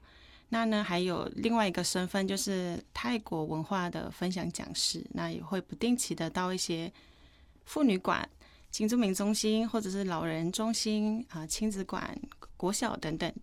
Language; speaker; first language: Chinese; non-native, fluent; Thai